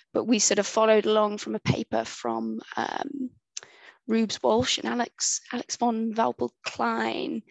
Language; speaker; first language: English; native; English